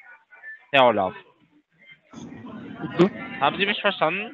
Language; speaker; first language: German; non-native, learner; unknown